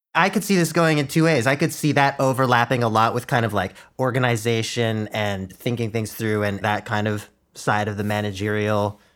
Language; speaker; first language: English; non-native, fluent; Chinese